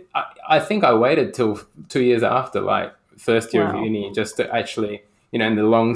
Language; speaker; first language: English; native; English